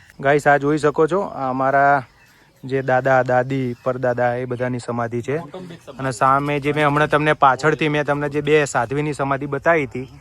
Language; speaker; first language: Gujarati; native; Gujarati